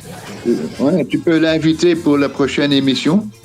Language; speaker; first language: French; non-native, fluent; Dutch